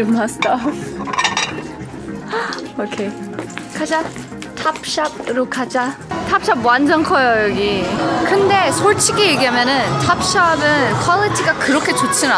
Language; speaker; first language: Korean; early bilingual, heritage; Korean